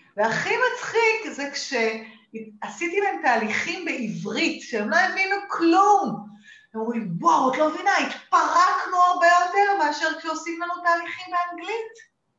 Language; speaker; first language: Hebrew; native; Hebrew